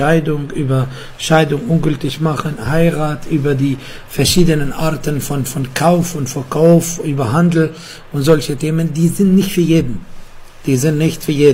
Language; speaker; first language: German; non-native, fluent; Arabic